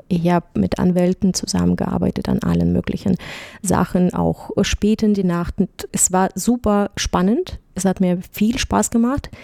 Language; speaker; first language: German; non-native, fluent; Russian